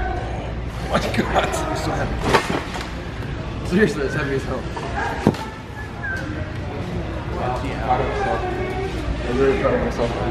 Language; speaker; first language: English; native; English